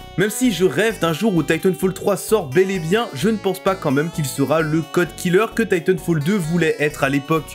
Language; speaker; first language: French; native; French